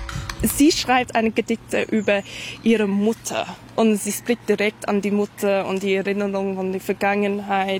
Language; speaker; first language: German; non-native, fluent; English